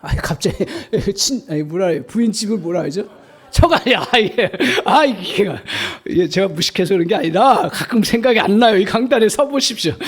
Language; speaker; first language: Korean; native; Korean